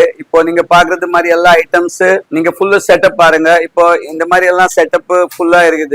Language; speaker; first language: Tamil; non-native, fluent; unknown